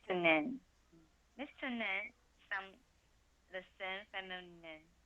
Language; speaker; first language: English; non-native, learner; Chinese